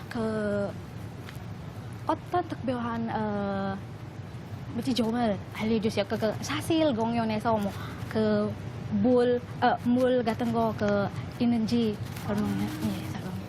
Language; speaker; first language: Korean; non-native, fluent; Indonesian